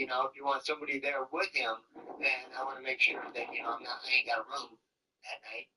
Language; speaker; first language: English; native; English